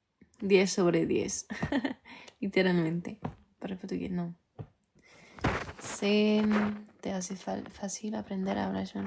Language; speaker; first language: Spanish; early bilingual, heritage; French